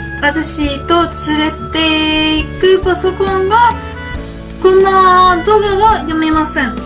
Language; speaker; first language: Japanese; non-native, learner; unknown